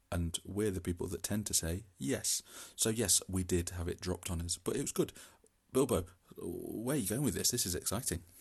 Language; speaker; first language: English; native; English